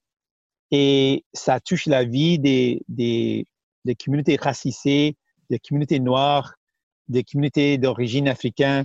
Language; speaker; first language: French; non-native, local second language; Punjabi